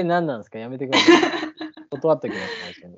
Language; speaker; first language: Japanese; native; Japanese